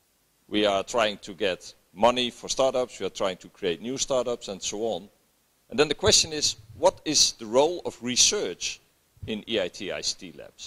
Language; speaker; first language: English; non-native, fluent; Dutch